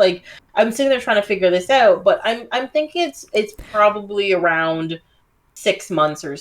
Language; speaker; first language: English; native; English